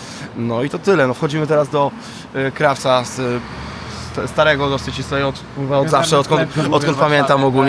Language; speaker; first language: Polish; native; Polish